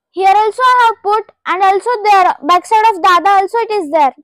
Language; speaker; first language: English; non-native, local second language; Marathi